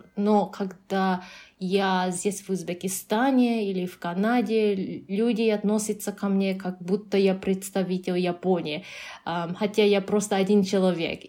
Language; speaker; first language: Russian; non-native, fluent; Japanese